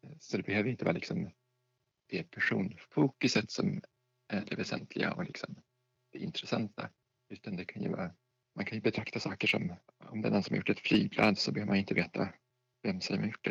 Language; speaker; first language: Swedish; native; Swedish